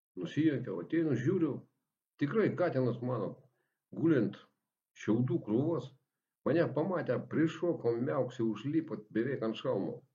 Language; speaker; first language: Lithuanian; non-native, local second language; Russian